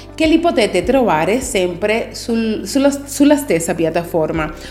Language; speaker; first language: Italian; native; Italian